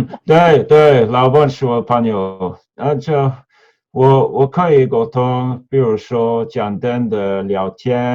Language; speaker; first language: Chinese; non-native, learner; Norwegian